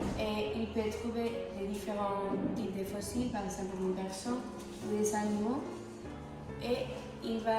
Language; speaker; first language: French; non-native, learner; Spanish